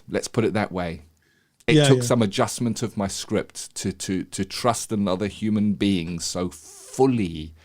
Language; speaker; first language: English; native; English